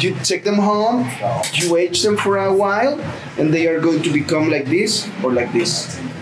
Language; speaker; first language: English; non-native, fluent; Spanish